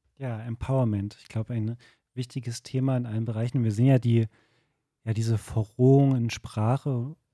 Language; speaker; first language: German; native; German